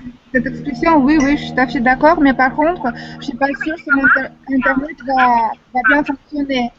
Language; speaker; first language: French; non-native, fluent; Russian